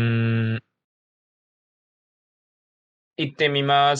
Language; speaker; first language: Japanese; non-native, learner; Korean